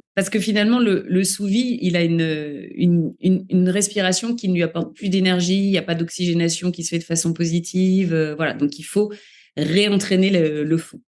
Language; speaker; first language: French; native; French